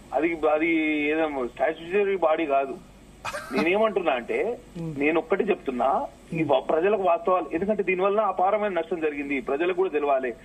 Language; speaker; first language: Telugu; native; Telugu